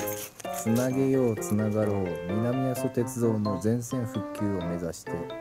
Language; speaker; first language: Japanese; native; Japanese